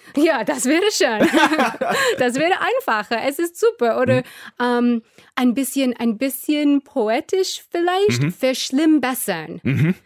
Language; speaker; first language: German; non-native, fluent; English